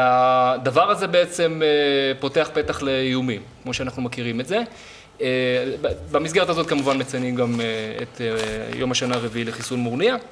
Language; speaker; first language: Hebrew; native; Hebrew